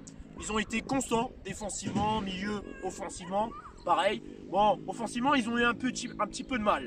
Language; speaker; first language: French; native; French